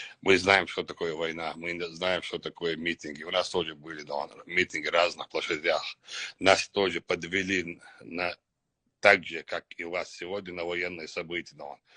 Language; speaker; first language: Russian; non-native, local second language; Chechen